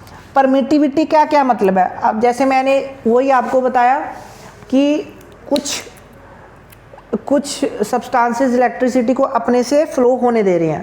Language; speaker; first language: Hindi; non-native, local second language; Punjabi